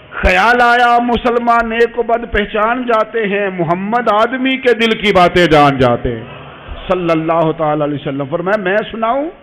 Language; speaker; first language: Urdu; non-native, local second language; Punjabi